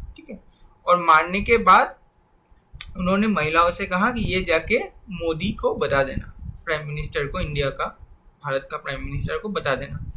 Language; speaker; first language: Hindi; non-native, local second language; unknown